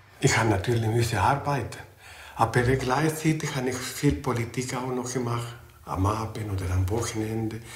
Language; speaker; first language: German; non-native, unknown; Spanish